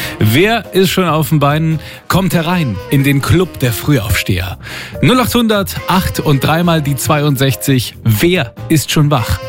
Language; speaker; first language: German; native; German